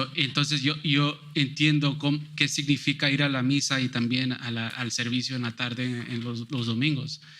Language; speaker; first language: Spanish; early bilingual, other home language; English